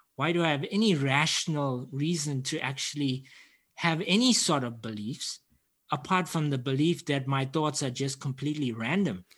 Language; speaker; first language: English; native; English